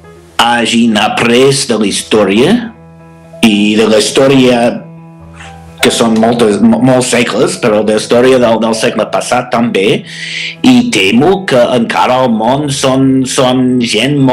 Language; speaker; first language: Catalan; non-native, fluent; English